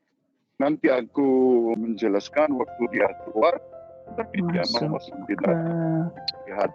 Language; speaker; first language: Indonesian; non-native, learner; Hebrew